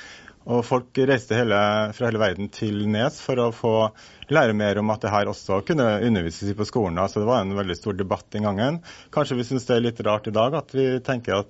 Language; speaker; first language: Norwegian; native; Norwegian